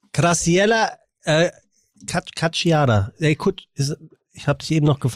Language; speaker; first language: German; native; German